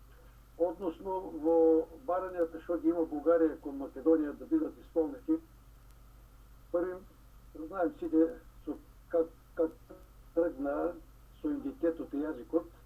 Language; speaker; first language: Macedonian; early bilingual, heritage; Macedonian